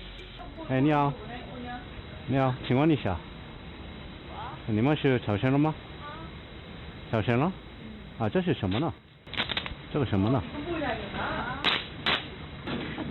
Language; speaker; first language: Chinese; non-native, learner; Korean